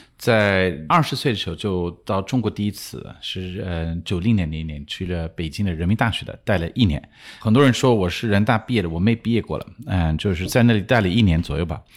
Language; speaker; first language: Chinese; non-native, fluent; English